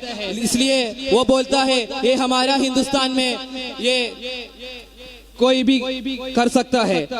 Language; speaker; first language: Hindi; non-native, local second language; Malayalam